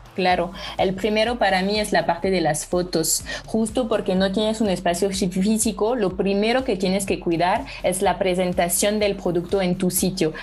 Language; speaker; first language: Spanish; non-native, fluent; French